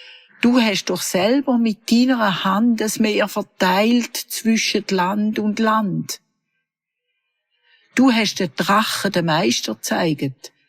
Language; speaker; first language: German; native; German